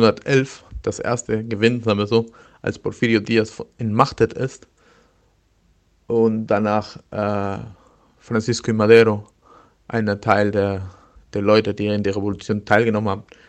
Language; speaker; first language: German; non-native, learner; Spanish